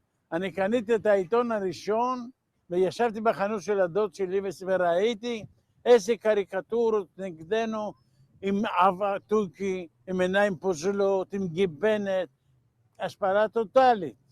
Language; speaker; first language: Hebrew; non-native, fluent; Ladino